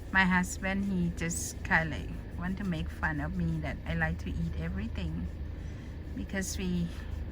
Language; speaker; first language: English; non-native, learner; Thai